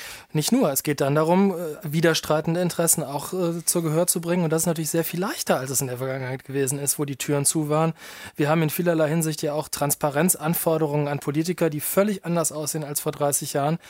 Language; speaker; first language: German; native; German